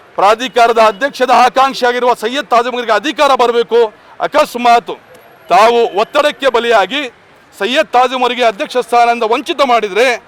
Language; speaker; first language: Kannada; native; Kannada